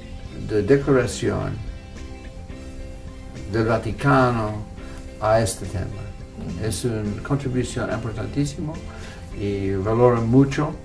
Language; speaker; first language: Spanish; non-native, fluent; English